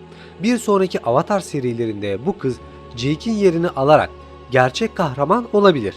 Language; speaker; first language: Turkish; native; Turkish